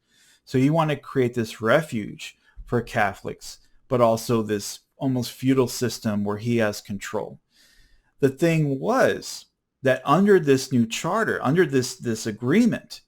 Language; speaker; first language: English; native; English